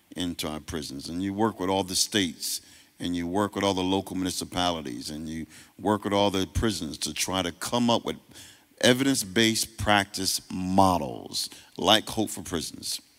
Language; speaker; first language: English; native; English